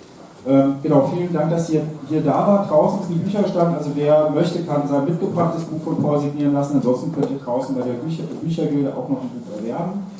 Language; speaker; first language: German; native; German